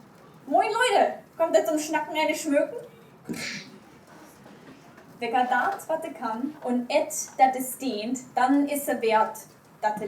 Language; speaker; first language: German; native; German